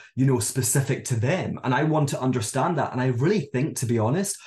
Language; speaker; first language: English; native; English